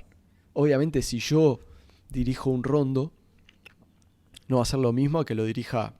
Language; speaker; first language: Spanish; native; Spanish